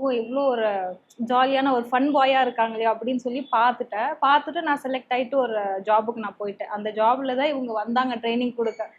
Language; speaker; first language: Tamil; non-native, fluent; Nepali